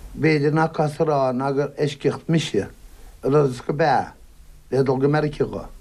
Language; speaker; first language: Irish; native; Irish